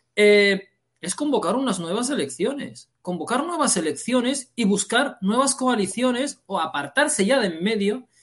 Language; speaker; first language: Spanish; early bilingual, heritage; Arabic